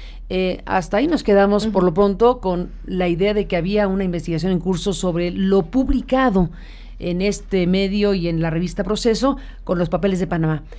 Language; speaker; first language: Spanish; native; Spanish